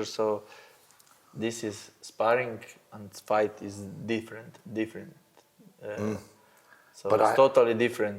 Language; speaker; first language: English; non-native, learner; Slovenian